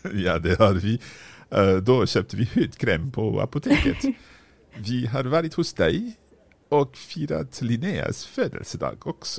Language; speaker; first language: Swedish; non-native, learner; English